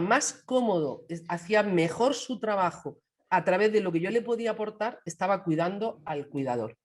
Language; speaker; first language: Spanish; native; Spanish